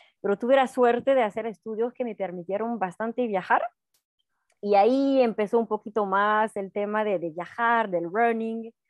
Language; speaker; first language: Spanish; non-native, fluent; French